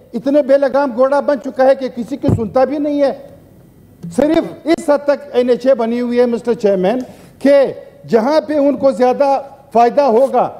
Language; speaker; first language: Urdu; non-native, local second language; Pashto